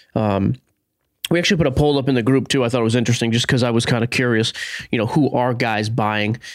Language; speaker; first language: English; native; English